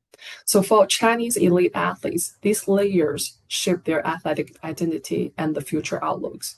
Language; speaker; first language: English; non-native, fluent; Chinese